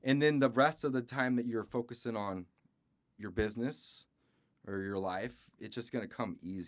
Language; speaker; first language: English; native; English